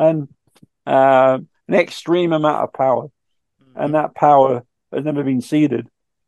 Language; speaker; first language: English; native; English